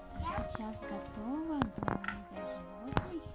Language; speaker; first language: Russian; non-native, fluent; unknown